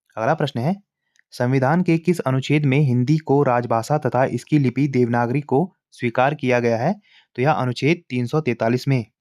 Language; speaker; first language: Hindi; native; Hindi